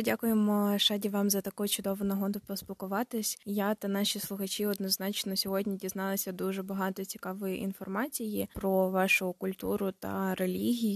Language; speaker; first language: Ukrainian; native; Ukrainian